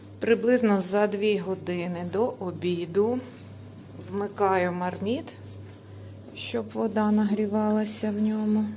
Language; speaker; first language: Ukrainian; native; Ukrainian